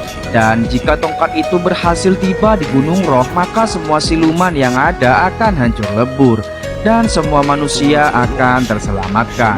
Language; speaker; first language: Indonesian; native; Indonesian